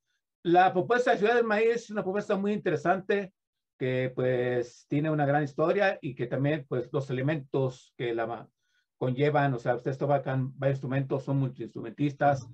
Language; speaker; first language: Spanish; native; Spanish